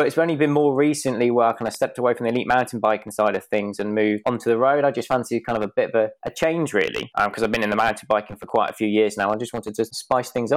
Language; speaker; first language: English; native; English